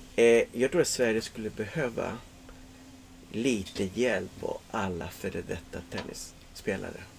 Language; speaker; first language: Swedish; non-native, fluent; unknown